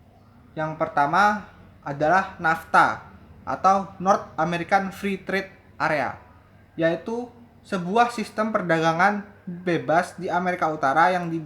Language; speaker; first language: Indonesian; native; Indonesian